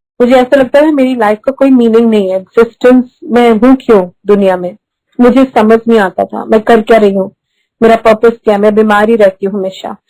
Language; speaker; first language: Hindi; early bilingual, heritage; Hindi